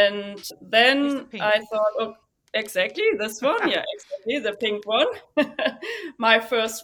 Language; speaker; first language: English; non-native, fluent; German